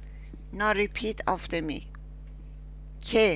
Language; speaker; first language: Spanish; non-native, fluent; Persian